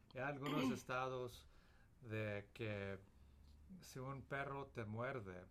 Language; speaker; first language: Spanish; early bilingual, heritage; Spanish